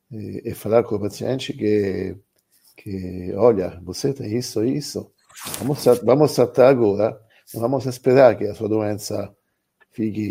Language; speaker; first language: Portuguese; non-native, learner; Italian